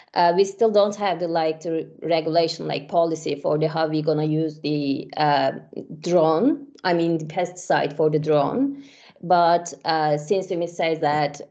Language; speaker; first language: English; non-native, fluent; Turkish